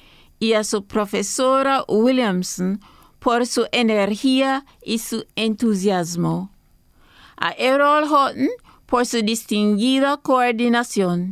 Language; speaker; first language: Spanish; non-native, fluent; English